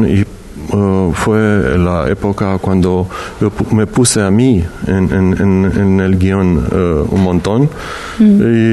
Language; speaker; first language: Spanish; non-native, learner; Romanian